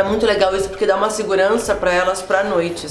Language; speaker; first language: Portuguese; native; Portuguese